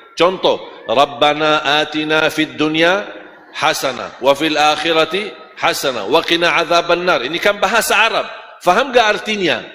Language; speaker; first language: Malay; non-native, fluent; Arabic